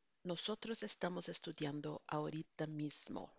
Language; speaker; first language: Spanish; non-native, fluent; Norwegian